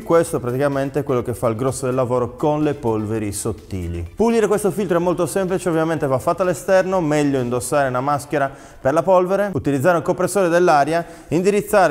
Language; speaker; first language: Italian; native; Italian